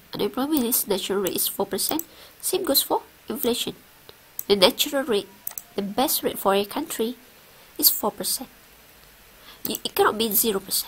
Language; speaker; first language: English; non-native, local second language; Malay